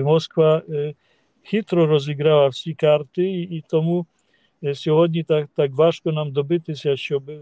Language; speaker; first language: Ukrainian; non-native, fluent; Polish